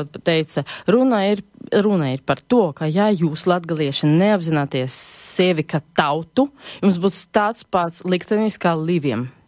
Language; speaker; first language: Latvian; non-native, local second language; Russian